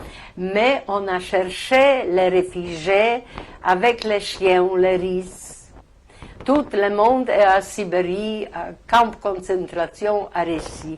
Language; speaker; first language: French; non-native, learner; Polish